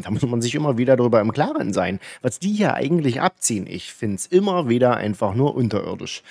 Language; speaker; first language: German; native; German